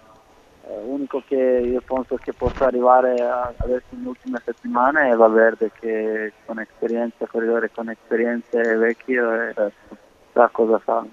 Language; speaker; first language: Italian; non-native, learner; Croatian